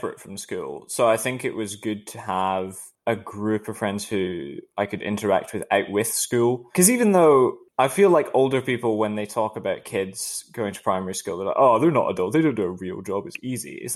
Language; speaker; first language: English; native; English